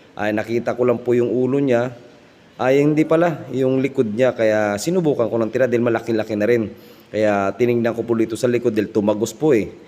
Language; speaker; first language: Filipino; non-native, local second language; Cebuano